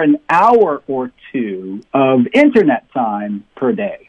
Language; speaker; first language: English; native; English